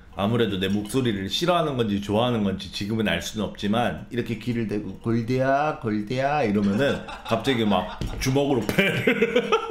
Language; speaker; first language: Korean; native; Korean